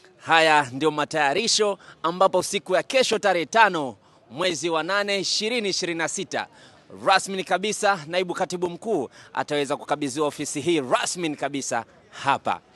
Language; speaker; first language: Swahili; native; Swahili